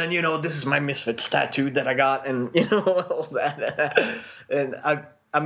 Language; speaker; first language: English; non-native, fluent; Swedish